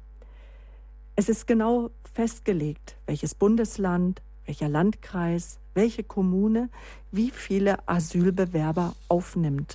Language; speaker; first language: German; native; German